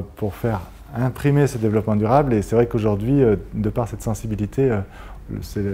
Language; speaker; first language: French; native; French